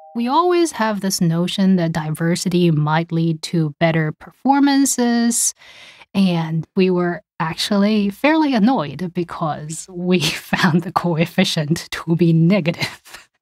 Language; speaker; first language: English; non-native, fluent; Chinese